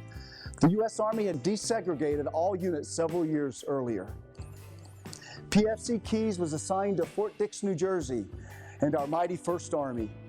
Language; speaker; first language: English; native; English